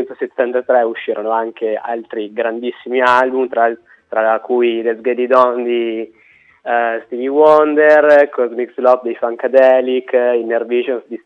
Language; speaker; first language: Italian; native; Italian